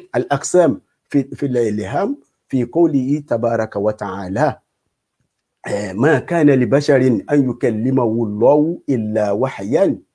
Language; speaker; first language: Arabic; non-native, fluent; Yoruba